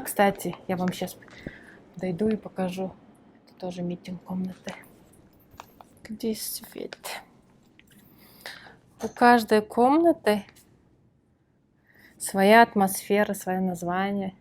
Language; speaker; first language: Russian; non-native, local second language; Kyrgyz